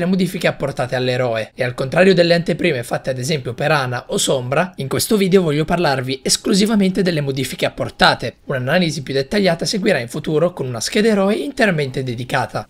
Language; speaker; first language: Italian; native; Italian